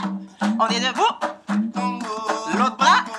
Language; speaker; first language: French; non-native, local second language; Haitian Creole